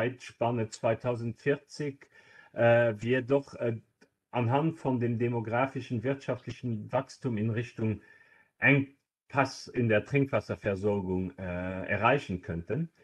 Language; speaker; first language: German; non-native, local second language; Luxembourgish